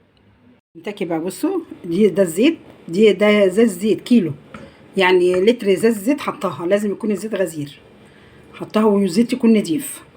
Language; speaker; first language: Arabic; native; Arabic